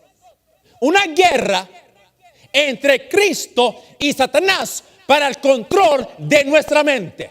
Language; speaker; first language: Spanish; early bilingual, heritage; English